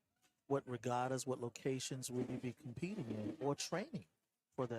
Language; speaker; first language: English; native; English